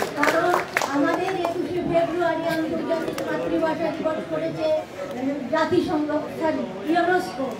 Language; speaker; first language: Bangla; native; Bangla